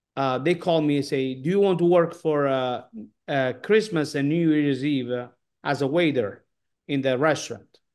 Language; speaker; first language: English; non-native, learner; Italian